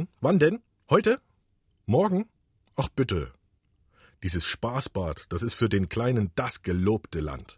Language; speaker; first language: German; native; German